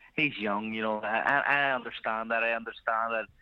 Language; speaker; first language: English; native; English